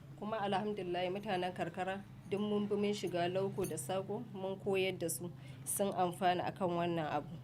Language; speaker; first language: Hausa; native; Hausa